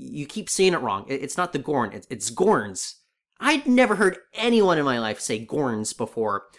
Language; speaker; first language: English; native; English